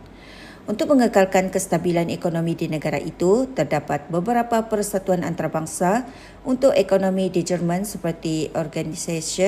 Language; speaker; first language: Malay; native; Malay